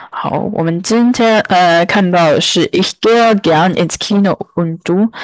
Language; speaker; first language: German; non-native, fluent; Chinese